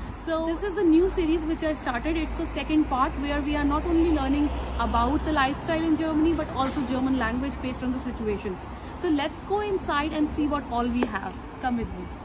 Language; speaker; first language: English; non-native, local second language; Hindi